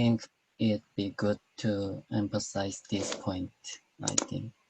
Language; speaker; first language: English; non-native, learner; Korean